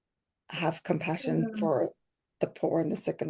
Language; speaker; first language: English; native; English